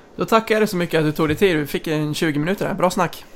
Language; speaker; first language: Swedish; native; Swedish